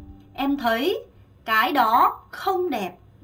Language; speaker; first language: Vietnamese; non-native, fluent; Korean